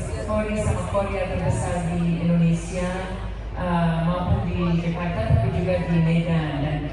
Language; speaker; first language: Indonesian; non-native, fluent; English